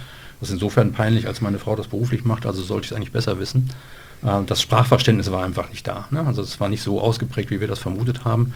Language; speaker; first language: German; native; German